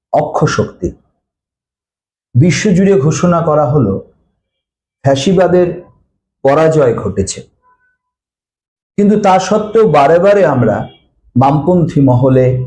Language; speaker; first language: Bangla; native; Bangla